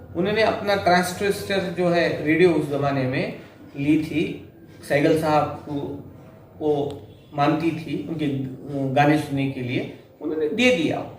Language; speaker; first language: Urdu; native; Urdu